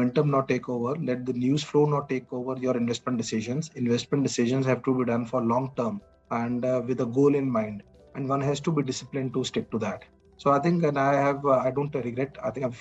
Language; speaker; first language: English; non-native, local second language; Punjabi